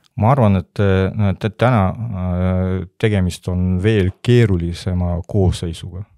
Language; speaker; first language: Estonian; non-native, local second language; Russian